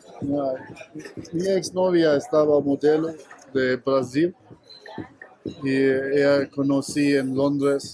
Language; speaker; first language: Spanish; non-native, learner; German